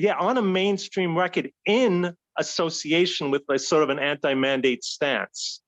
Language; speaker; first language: English; native; English